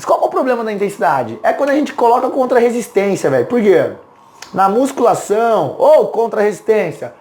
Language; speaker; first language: Portuguese; native; Portuguese